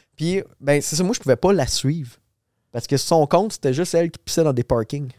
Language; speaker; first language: French; native; French